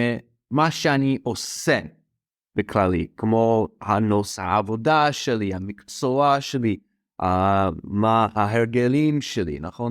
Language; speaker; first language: Hebrew; non-native, fluent; English